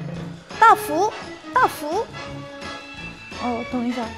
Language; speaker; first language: Chinese; non-native, learner; Korean